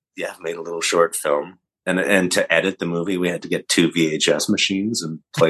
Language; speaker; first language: English; native; English